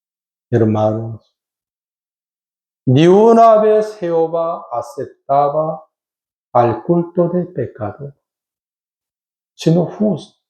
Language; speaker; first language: Spanish; non-native, learner; Korean